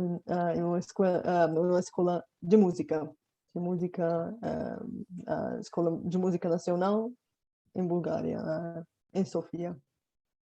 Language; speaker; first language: Portuguese; non-native, fluent; Bulgarian